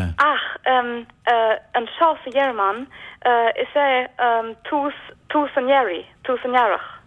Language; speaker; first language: Irish; non-native, fluent; German